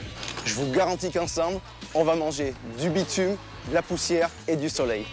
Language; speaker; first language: French; native; French